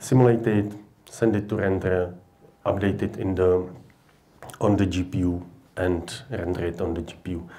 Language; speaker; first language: English; non-native, fluent; Czech